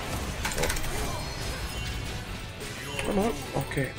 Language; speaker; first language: English; non-native, learner; Korean